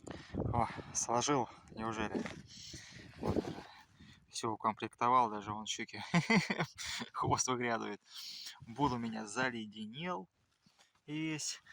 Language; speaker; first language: Russian; native; Russian